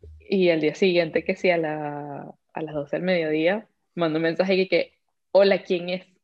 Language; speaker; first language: Spanish; native; Spanish